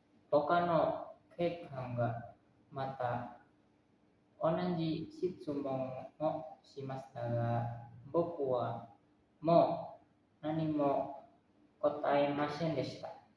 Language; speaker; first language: Japanese; non-native, learner; Indonesian